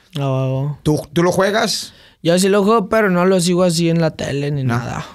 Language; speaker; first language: Spanish; early bilingual, heritage; Spanish